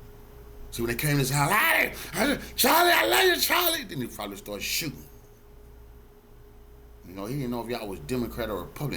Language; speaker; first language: English; native; English